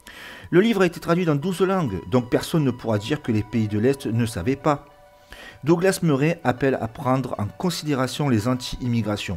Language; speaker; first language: French; native; French